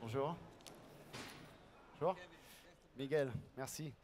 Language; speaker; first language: French; non-native, learner; English